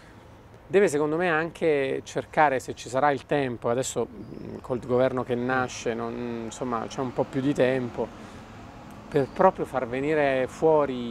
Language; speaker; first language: Italian; native; Italian